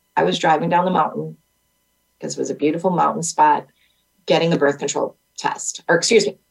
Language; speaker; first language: English; native; English